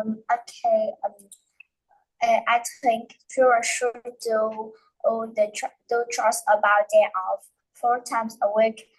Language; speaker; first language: English; non-native, learner; Vietnamese